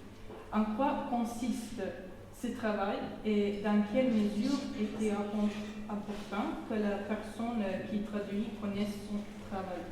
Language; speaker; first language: French; non-native, fluent; Serbian